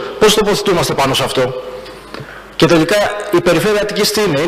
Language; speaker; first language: Greek; native; Greek